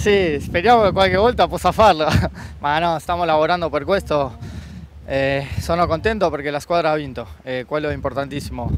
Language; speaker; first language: Italian; non-native, fluent; Spanish